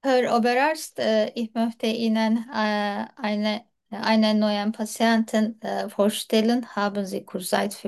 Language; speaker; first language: German; non-native, learner; Turkish